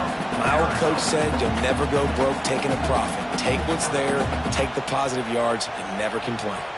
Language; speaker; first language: English; native; English